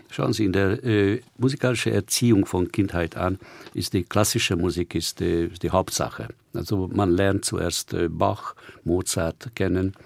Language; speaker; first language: German; non-native, fluent; Hungarian